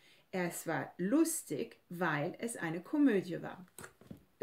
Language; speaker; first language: German; non-native, fluent; French